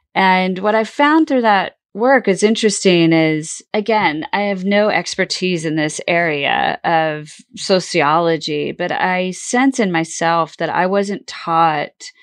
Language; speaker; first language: English; native; English